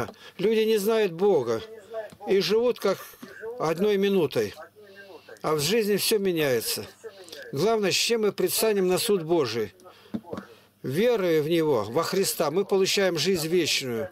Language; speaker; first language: Russian; native; Russian